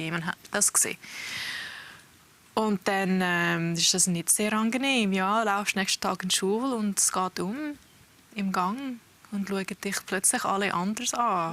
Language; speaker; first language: German; early bilingual, heritage; English